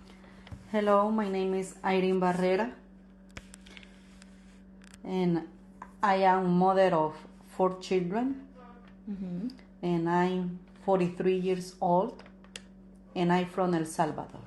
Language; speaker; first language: English; non-native, learner; Spanish